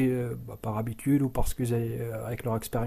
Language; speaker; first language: French; native; French